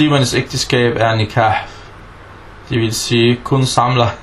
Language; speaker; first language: Danish; non-native, fluent; Arabic